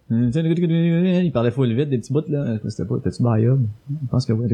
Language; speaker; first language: French; native; French